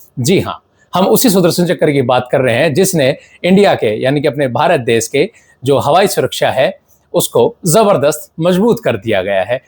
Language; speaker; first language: Hindi; native; Hindi